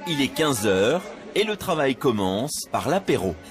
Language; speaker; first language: French; native; French